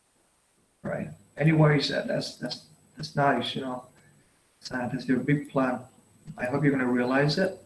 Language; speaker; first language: English; non-native, fluent; Vietnamese